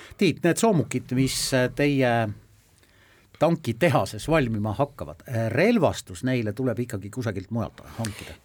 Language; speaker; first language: Estonian; native; Estonian